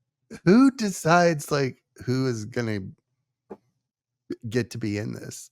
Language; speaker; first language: English; native; English